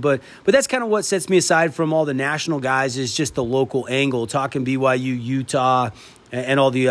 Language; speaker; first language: English; native; English